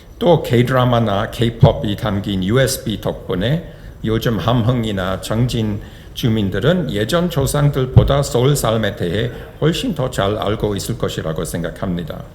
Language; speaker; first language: Korean; non-native, fluent; English